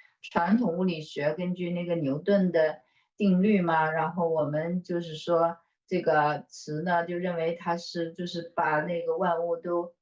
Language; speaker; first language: Chinese; native; Chinese